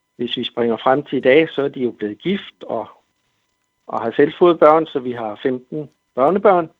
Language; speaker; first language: Danish; native; Danish